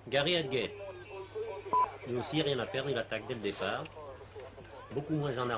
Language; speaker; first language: French; native; French